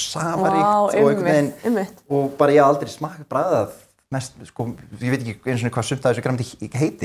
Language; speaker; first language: Icelandic; native; Icelandic